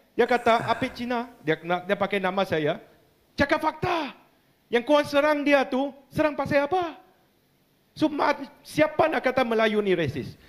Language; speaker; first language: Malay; non-native, local second language; Chinese